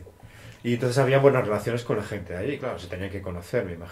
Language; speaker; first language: Spanish; native; Spanish